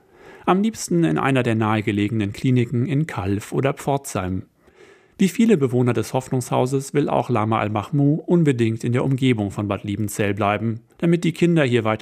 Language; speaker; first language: German; native; German